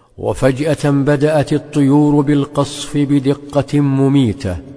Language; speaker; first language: Arabic; native; Arabic